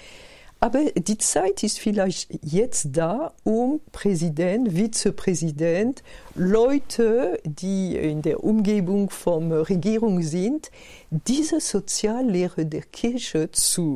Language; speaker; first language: German; non-native, fluent; French